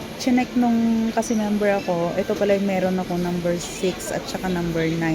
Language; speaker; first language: Filipino; native; Filipino